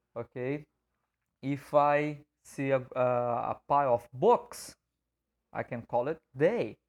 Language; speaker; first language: English; non-native, fluent; Portuguese